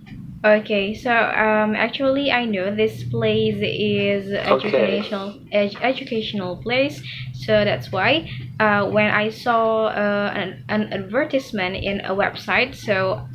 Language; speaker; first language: English; non-native, fluent; Indonesian